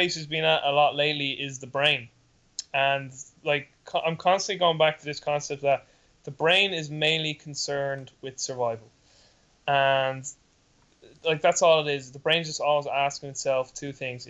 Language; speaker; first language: English; native; English